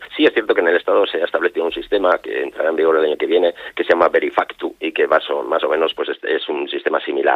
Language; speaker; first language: Spanish; native; Spanish